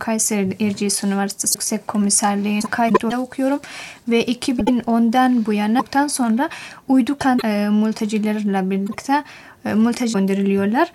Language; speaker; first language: Turkish; non-native, fluent; Persian